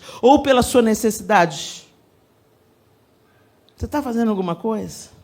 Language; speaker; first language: Portuguese; native; Portuguese